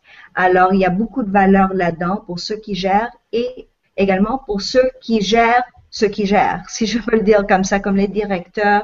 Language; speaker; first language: French; non-native, local second language; English